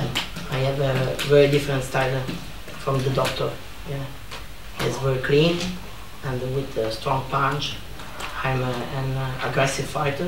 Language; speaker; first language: English; non-native, learner; Italian